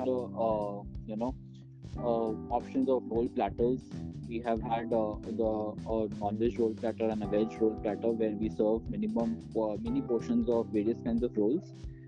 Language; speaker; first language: English; non-native, local second language; Bangla